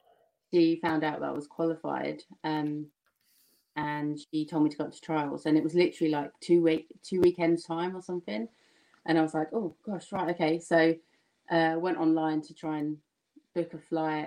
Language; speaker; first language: English; native; English